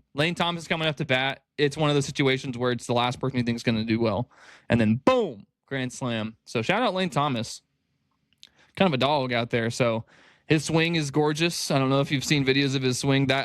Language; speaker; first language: English; native; English